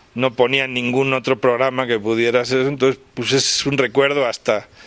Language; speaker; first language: Spanish; native; Spanish